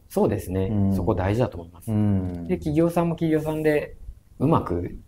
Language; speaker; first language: Japanese; non-native, fluent; Indonesian